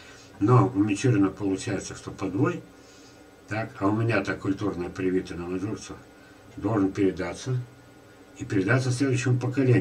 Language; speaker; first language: Russian; native; Russian